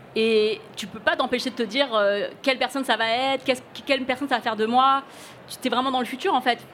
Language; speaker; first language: French; early bilingual, other home language; Cantonese